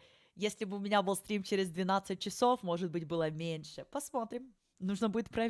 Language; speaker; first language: Russian; early bilingual, heritage; Russian